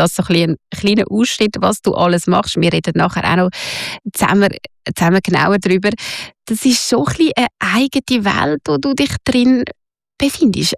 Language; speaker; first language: German; native; German